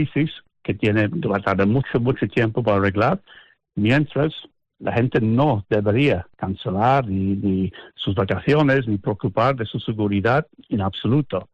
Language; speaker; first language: Spanish; non-native, fluent; English